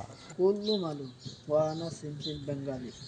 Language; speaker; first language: Arabic; non-native, learner; Bangla